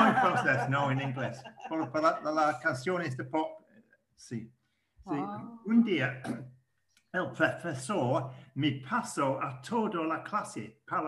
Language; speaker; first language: Spanish; non-native, learner; English